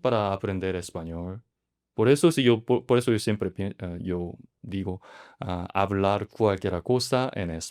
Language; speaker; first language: Spanish; non-native, learner; Korean